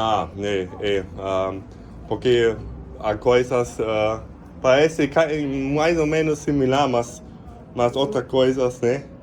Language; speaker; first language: Portuguese; non-native, learner; German